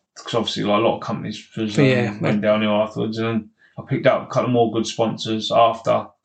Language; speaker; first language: English; native; English